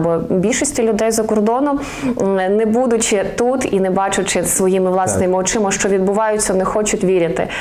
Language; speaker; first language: Ukrainian; native; Ukrainian